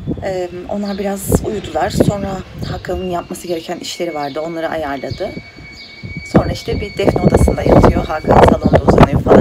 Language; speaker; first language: Turkish; native; Turkish